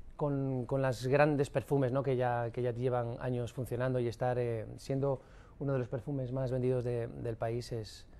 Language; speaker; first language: Spanish; native; Spanish